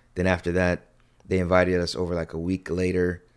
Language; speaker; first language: English; early bilingual, other home language; Akan